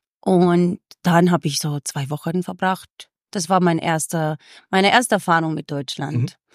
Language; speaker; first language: German; non-native, fluent; Romanian